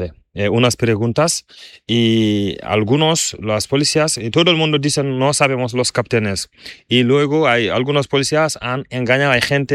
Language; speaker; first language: Spanish; non-native, learner; Fula